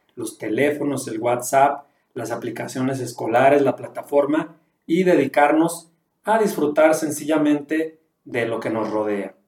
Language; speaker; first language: Spanish; native; Spanish